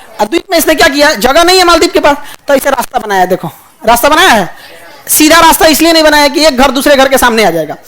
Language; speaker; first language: Hindi; native; Hindi